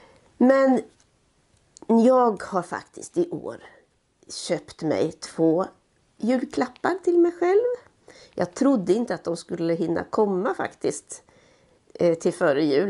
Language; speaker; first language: Swedish; native; Swedish